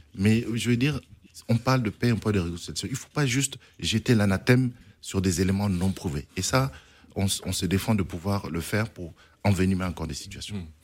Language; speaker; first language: French; non-native, local second language; Arabic